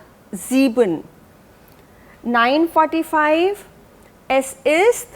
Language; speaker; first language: German; non-native, fluent; Hindi